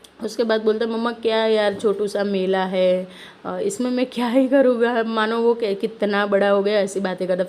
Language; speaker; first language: Hindi; non-native, local second language; Gujarati